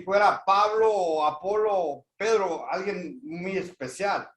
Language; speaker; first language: Spanish; native; Spanish